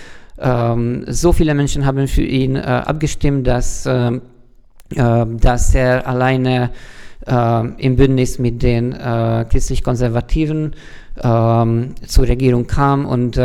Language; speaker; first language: German; non-native, fluent; Hungarian